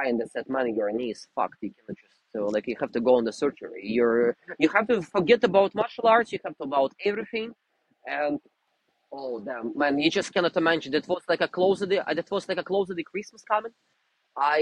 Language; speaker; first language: English; non-native, fluent; Russian